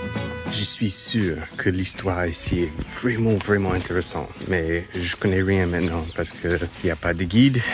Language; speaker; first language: French; non-native, fluent; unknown